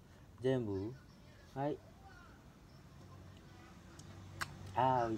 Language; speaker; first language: Japanese; non-native, learner; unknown